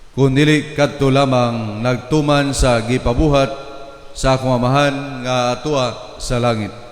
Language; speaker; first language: Cebuano; native; Cebuano